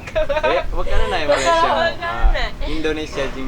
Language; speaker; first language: Japanese; non-native, learner; Indonesian